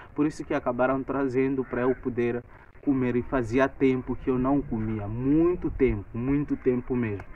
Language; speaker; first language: Portuguese; non-native, local second language; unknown